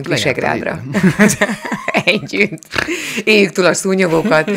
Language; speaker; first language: Hungarian; native; Hungarian